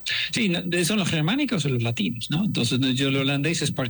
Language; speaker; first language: Spanish; non-native, fluent; Dutch